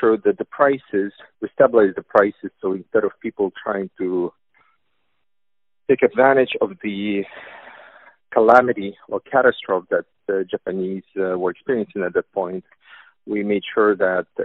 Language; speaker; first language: English; non-native, fluent; Russian